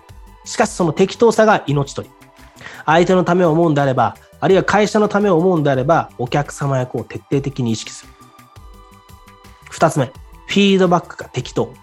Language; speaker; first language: Japanese; native; Japanese